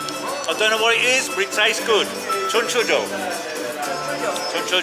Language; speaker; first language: English; native; English